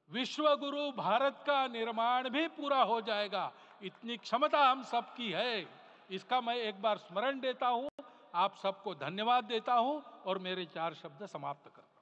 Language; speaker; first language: Hindi; non-native, local second language; Marathi